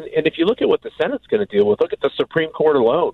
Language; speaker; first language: English; native; English